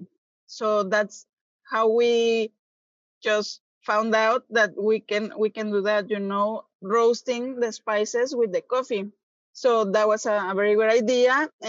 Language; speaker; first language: English; non-native, fluent; Spanish